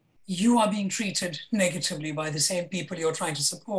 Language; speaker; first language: English; non-native, local second language; Malayalam